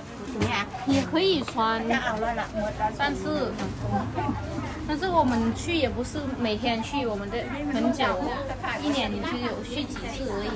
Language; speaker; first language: Chinese; non-native, learner; Lao